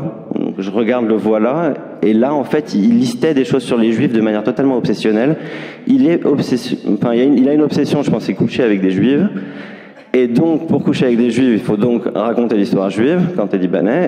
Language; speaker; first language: French; native; French